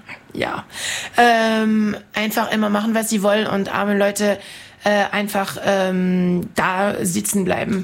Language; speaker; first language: German; non-native, fluent; French